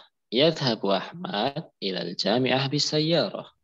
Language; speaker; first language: Arabic; non-native, fluent; Indonesian